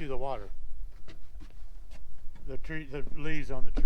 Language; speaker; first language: English; native; English